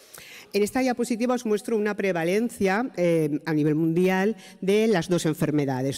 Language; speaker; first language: Spanish; native; Spanish